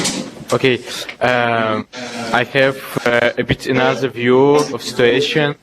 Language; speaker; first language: English; non-native, learner; Russian